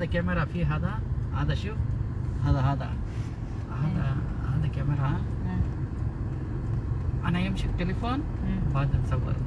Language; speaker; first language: Arabic; non-native, learner; Hindi